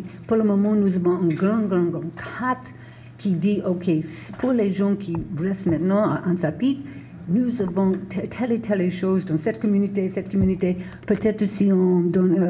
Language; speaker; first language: French; non-native, fluent; English